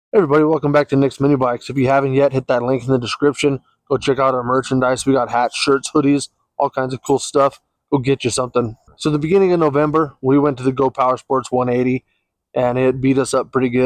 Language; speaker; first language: English; native; English